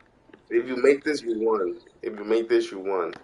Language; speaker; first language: English; native; English